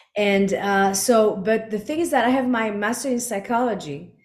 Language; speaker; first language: English; non-native, fluent; Hebrew